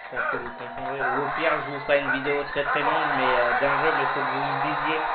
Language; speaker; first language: French; native; French